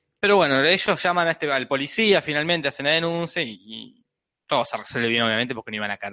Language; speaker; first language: Spanish; native; Spanish